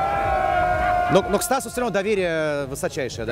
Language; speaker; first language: Russian; native; Russian